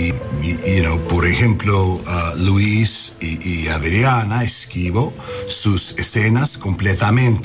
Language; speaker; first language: Spanish; non-native, learner; English